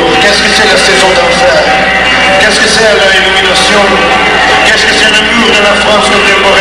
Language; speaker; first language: French; non-native, learner; Portuguese